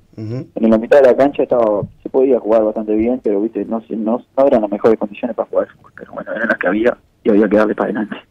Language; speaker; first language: Spanish; native; Spanish